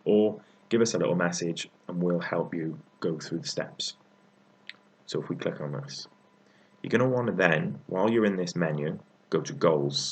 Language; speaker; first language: English; native; English